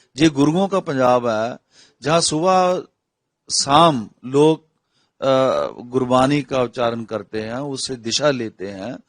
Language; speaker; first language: Hindi; non-native, local second language; Punjabi